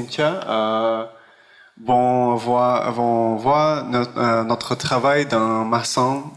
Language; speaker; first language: French; non-native, learner; Portuguese